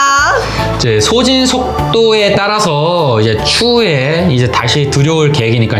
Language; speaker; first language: Korean; native; Korean